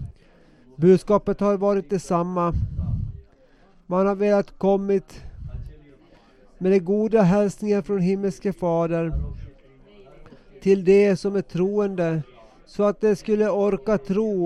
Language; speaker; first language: Swedish; non-native, local second language; Finnish